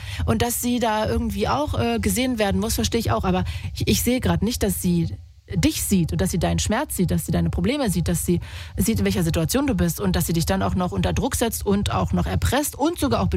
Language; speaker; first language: German; native; German